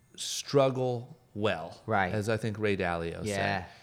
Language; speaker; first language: English; native; English